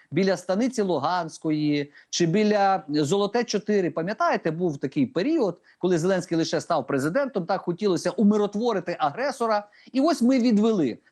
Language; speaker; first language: Ukrainian; native; Ukrainian